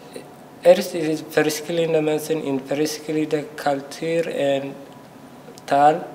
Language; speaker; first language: Dutch; non-native, learner; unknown